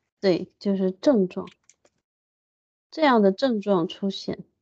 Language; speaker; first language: Chinese; non-native, learner; Japanese